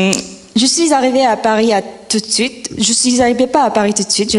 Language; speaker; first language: French; non-native, fluent; Korean